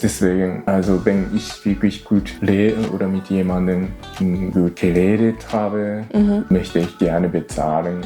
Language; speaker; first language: German; non-native, learner; Japanese